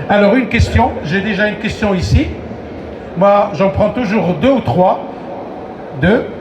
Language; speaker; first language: French; non-native, local second language; Arabic